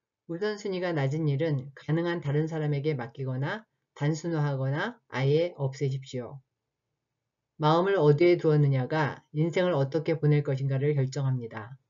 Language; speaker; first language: Korean; native; Korean